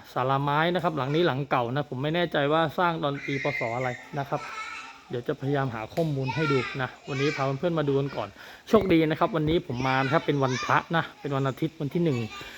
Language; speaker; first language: Thai; native; Thai